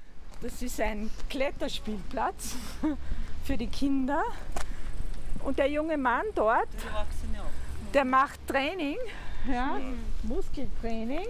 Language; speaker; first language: German; native; German